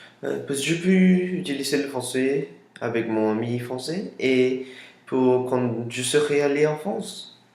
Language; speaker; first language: French; non-native, learner; Spanish